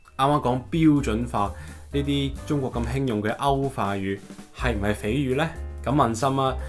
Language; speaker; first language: Cantonese; native; Cantonese